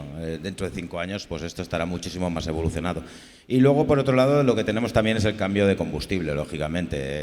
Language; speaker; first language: Spanish; native; Spanish